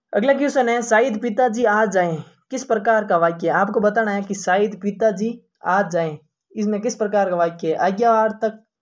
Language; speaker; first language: Hindi; native; Hindi